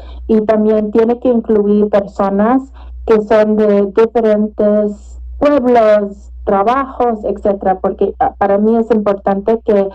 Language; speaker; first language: Spanish; early bilingual, heritage; Spanish